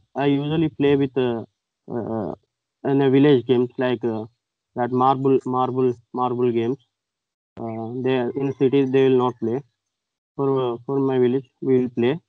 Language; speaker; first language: English; non-native, local second language; Telugu